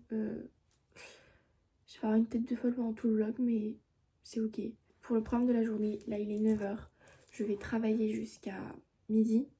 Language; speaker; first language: French; native; French